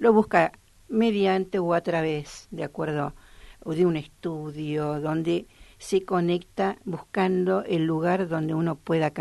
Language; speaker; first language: Spanish; native; Spanish